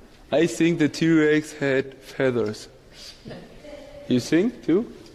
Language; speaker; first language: English; non-native, fluent; German